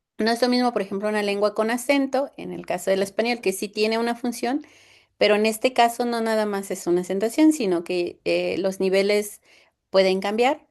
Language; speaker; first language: Spanish; non-native, local second language; Zapotec